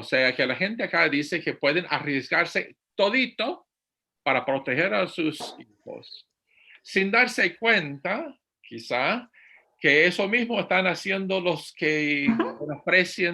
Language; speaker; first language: Spanish; non-native, fluent; English